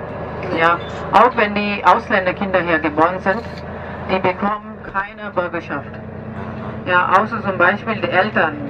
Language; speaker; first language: German; non-native, fluent; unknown